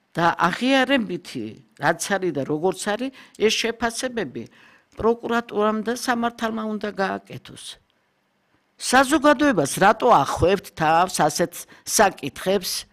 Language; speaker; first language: Georgian; non-native, local second language; Kurdish